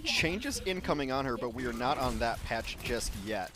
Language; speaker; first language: English; native; English